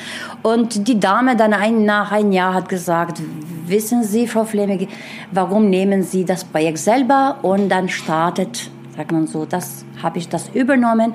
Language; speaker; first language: German; non-native, learner; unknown